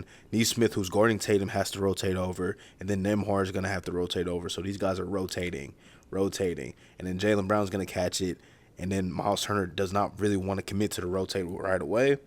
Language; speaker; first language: English; native; English